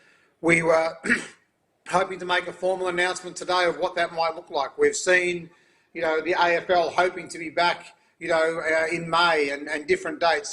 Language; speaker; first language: English; native; English